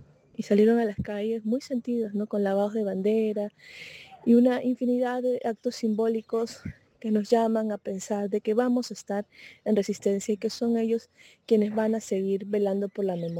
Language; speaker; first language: Spanish; native; Spanish